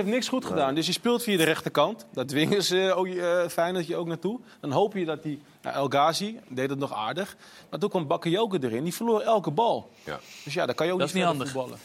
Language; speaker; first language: Dutch; native; Dutch